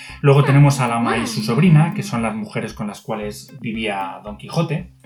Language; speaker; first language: Spanish; native; Spanish